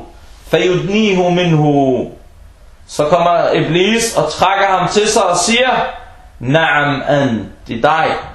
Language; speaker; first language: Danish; non-native, fluent; Arabic